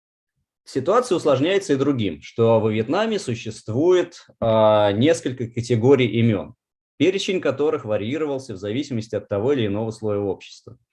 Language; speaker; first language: Russian; native; Russian